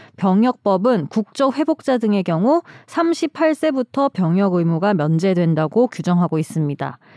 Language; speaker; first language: Korean; native; Korean